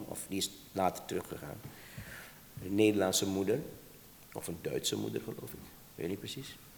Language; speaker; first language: Dutch; native; Dutch